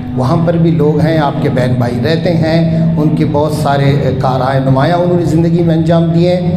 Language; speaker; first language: Urdu; non-native, local second language; Baluchi